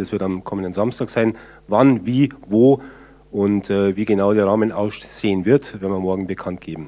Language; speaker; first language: German; native; German